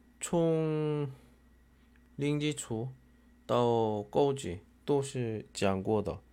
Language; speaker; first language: Chinese; non-native, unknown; Korean